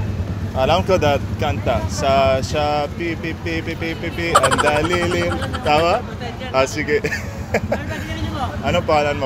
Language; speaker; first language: Filipino; non-native, learner; Arabic